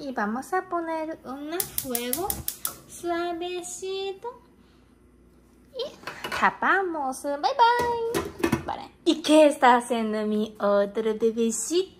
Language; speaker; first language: Spanish; non-native, learner; Japanese